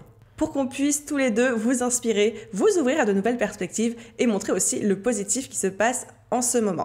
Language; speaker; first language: French; native; French